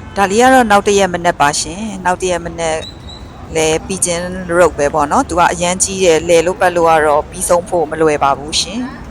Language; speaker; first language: Burmese; non-native, local second language; Shan